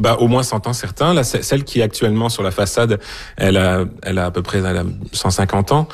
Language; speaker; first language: French; native; French